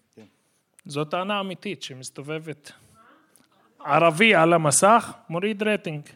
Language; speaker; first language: Hebrew; non-native, local second language; Arabic